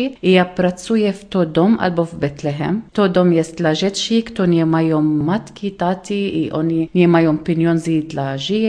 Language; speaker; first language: Polish; early bilingual, heritage; Arabic